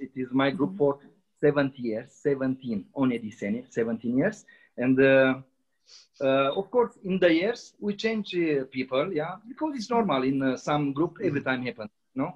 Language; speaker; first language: English; non-native, learner; Romanian